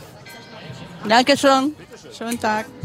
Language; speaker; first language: German; non-native, learner; Ukrainian